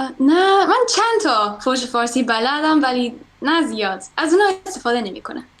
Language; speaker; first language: Persian; non-native, fluent; English